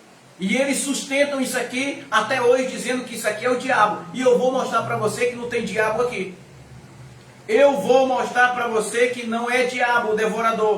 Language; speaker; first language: Portuguese; native; Portuguese